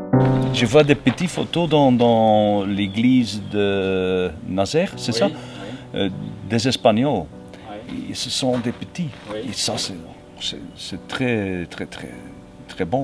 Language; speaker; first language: French; non-native, learner; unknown